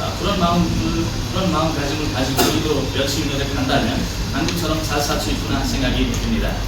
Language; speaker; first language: Korean; non-native, fluent; Nepali